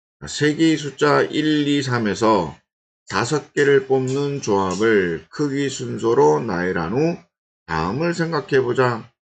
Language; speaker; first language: Korean; native; Korean